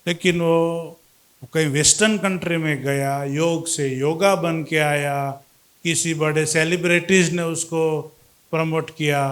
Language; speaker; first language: Hindi; non-native, local second language; Gujarati